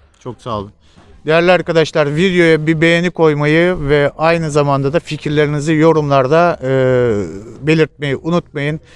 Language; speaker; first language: Turkish; native; Turkish